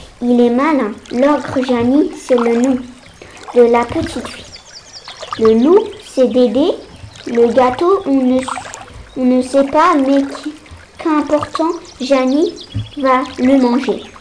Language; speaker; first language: French; native; French